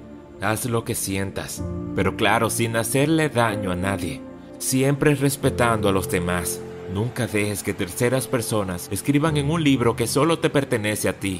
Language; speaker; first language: Spanish; native; Spanish